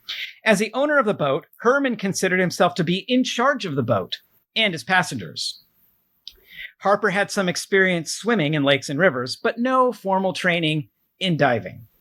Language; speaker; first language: English; native; English